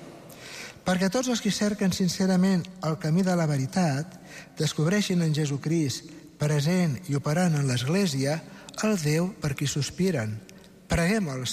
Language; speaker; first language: Catalan; native; Catalan